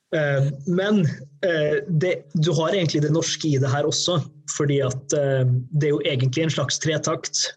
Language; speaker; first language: Norwegian; native; Norwegian